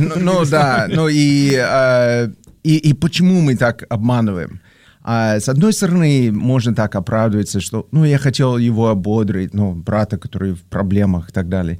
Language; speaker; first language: Russian; non-native, fluent; English